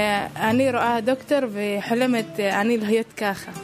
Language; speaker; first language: Hebrew; non-native, local second language; Arabic